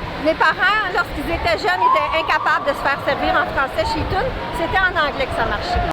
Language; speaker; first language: French; native; French